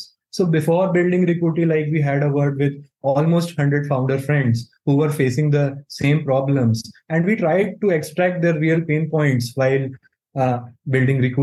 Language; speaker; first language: English; non-native, local second language; Hindi